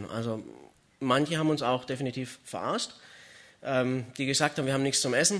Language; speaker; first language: German; native; German